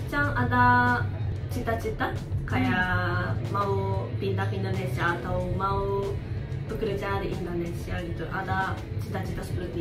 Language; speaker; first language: Indonesian; non-native, fluent; Japanese